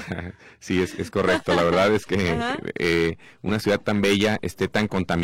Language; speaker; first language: Spanish; native; Spanish